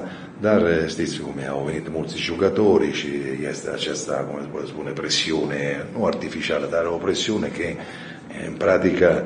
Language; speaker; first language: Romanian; non-native, fluent; Italian